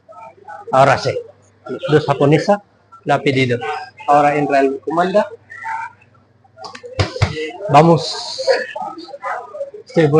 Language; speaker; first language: Spanish; non-native, learner; Filipino